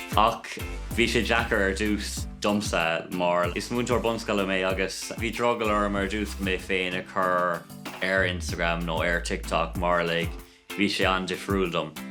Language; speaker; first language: Irish; non-native, local second language; English